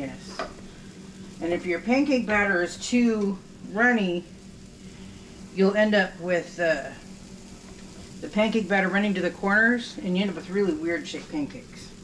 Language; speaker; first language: English; native; English